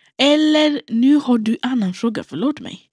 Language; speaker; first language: Swedish; non-native, local second language; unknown